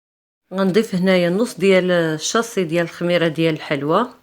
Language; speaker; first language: Arabic; native; Arabic